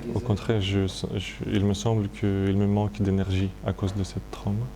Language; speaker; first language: French; non-native, fluent; Russian